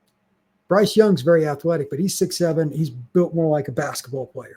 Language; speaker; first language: English; native; English